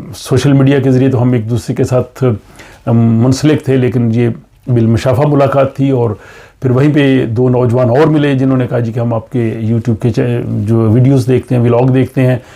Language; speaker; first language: Urdu; non-native, local second language; Punjabi